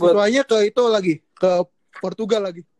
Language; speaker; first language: Indonesian; native; Indonesian